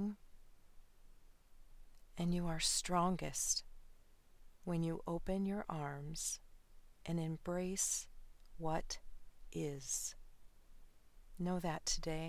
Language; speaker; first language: English; native; English